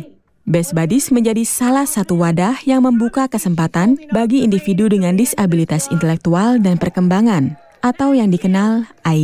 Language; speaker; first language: Indonesian; native; Indonesian